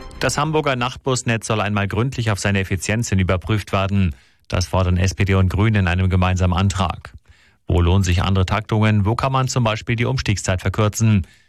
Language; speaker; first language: German; native; German